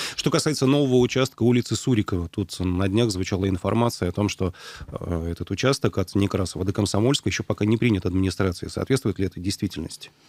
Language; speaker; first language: Russian; native; Russian